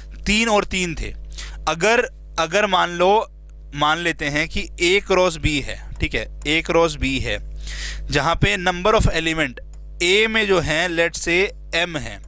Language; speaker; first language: Hindi; native; Hindi